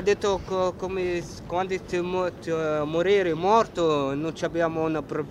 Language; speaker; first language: Italian; non-native, learner; Arabic